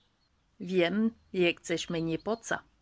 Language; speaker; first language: Polish; non-native, learner; Hungarian